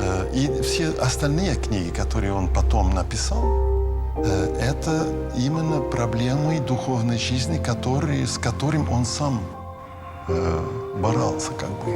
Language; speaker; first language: Russian; non-native, fluent; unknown